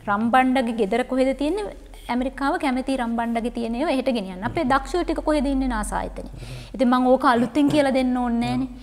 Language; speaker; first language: Sinhala; native; Sinhala